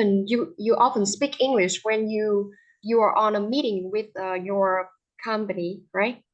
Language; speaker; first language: English; non-native, fluent; Vietnamese